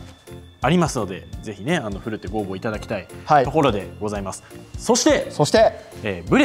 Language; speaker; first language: Japanese; native; Japanese